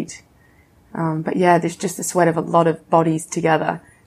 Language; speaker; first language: English; native; English